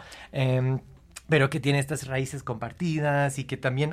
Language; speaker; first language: Spanish; early bilingual, heritage; Spanish